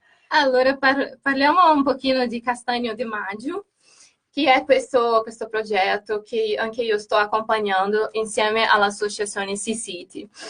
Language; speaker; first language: Italian; non-native, fluent; Portuguese